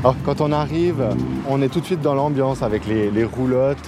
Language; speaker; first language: French; native; French